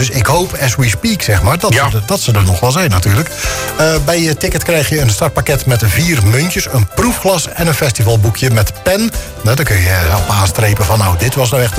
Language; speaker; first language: Dutch; native; Dutch